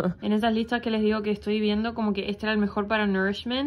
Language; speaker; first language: Spanish; native; Spanish